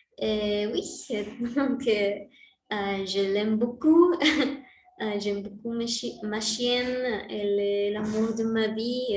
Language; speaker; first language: French; non-native, learner; Spanish